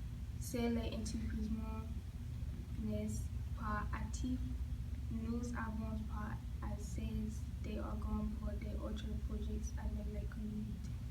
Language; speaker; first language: French; non-native, learner; English